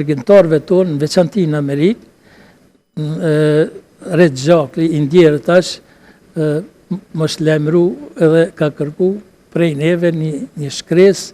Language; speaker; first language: Albanian; native; Albanian